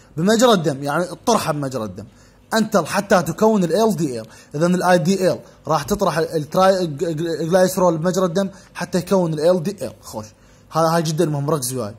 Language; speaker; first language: Arabic; native; Arabic